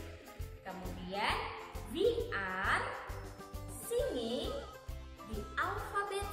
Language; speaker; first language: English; non-native, fluent; Indonesian